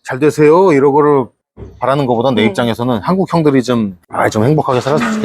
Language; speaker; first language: Korean; native; Korean